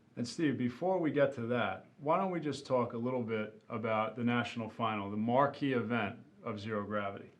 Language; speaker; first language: English; native; English